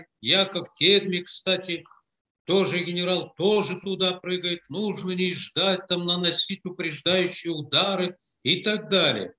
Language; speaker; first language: Russian; native; Russian